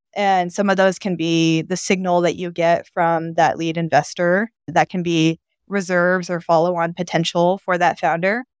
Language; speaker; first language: English; non-native, fluent; Japanese